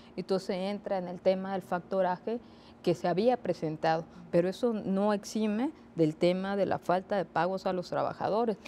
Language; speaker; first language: Spanish; native; Spanish